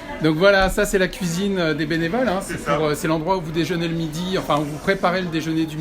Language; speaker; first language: French; native; French